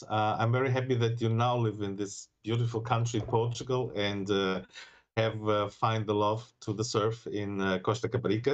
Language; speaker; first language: English; non-native, fluent; German